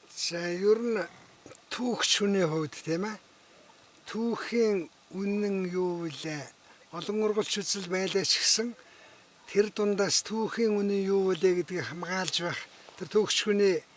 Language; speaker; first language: Mongolian; native; Mongolian